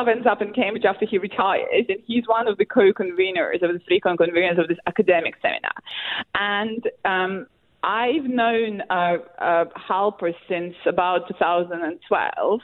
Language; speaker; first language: English; non-native, fluent; Russian